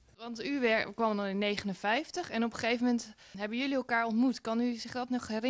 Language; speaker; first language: Dutch; native; Dutch